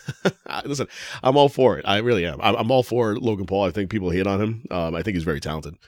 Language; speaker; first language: English; native; English